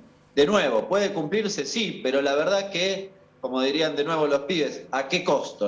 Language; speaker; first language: Spanish; native; Spanish